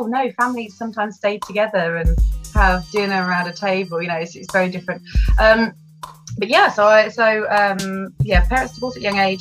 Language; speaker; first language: English; native; English